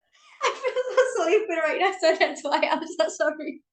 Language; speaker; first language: English; non-native, learner; Indonesian